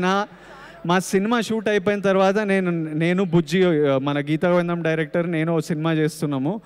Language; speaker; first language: Telugu; native; Telugu